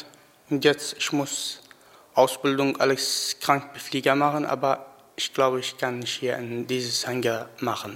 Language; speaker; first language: German; non-native, learner; Arabic